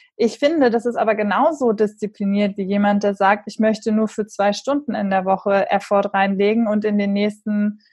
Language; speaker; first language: German; native; German